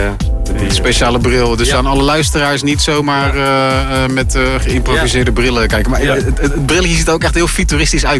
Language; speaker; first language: Dutch; native; Dutch